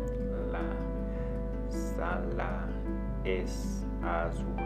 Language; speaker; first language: Spanish; non-native, learner; English